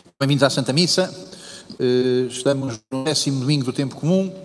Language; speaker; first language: Portuguese; native; Portuguese